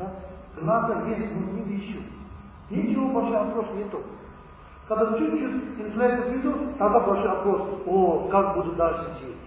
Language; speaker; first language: Russian; non-native, learner; Tibetan